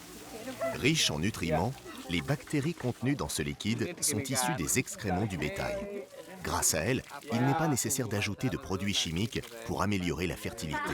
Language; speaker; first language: French; native; French